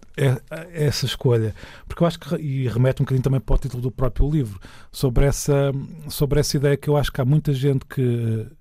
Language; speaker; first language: Portuguese; native; Portuguese